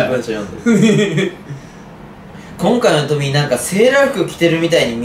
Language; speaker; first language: Japanese; native; Japanese